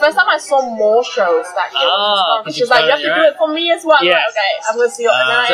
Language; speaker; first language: English; non-native, local second language; Cantonese